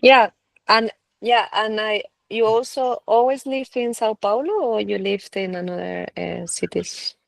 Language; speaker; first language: English; non-native, fluent; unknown